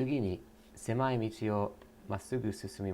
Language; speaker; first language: Japanese; non-native, learner; English